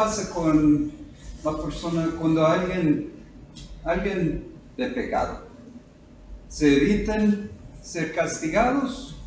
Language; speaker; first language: Spanish; non-native, fluent; English